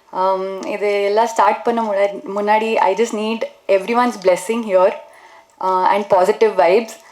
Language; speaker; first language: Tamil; non-native, learner; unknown